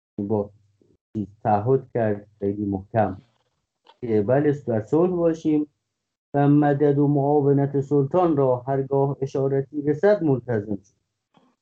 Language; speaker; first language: Persian; non-native, local second language; Kurdish